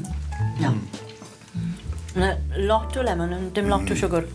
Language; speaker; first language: Welsh; non-native, learner; English